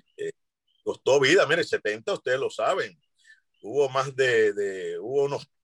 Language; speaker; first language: Spanish; native; Spanish